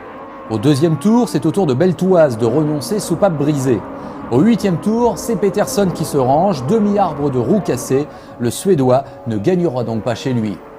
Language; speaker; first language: French; native; French